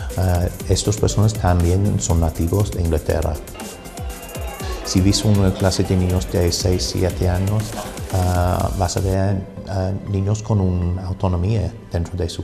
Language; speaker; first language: Spanish; non-native, fluent; English